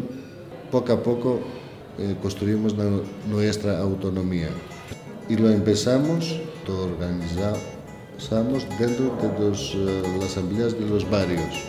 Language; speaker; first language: Spanish; non-native, learner; Greek